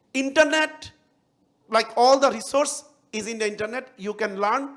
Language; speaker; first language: English; non-native, local second language; Bangla